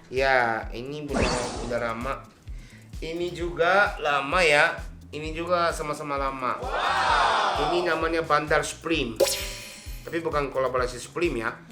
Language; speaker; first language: Indonesian; non-native, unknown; Japanese